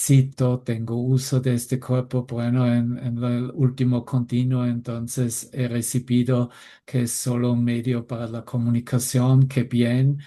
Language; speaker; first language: Spanish; non-native, fluent; German